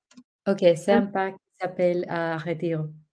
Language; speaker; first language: French; non-native, learner; Spanish